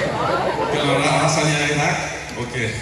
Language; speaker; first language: Indonesian; non-native, fluent; English